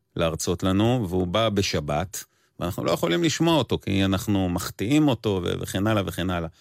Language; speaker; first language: Hebrew; native; Hebrew